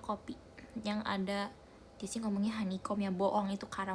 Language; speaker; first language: Indonesian; native; Indonesian